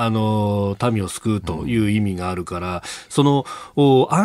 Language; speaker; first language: Japanese; native; Japanese